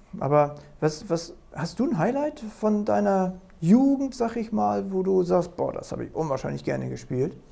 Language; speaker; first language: German; native; German